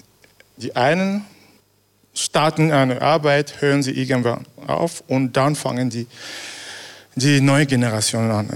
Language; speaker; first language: German; non-native, fluent; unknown